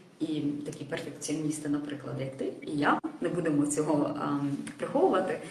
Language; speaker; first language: Ukrainian; native; Ukrainian